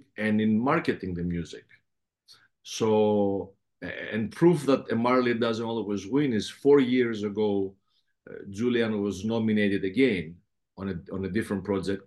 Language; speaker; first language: English; non-native, fluent; Greek